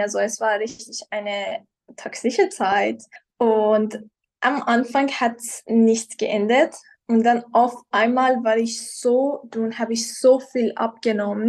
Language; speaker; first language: German; non-native, fluent; Persian